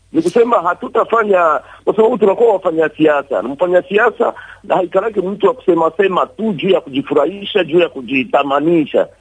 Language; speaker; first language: Swahili; native; Swahili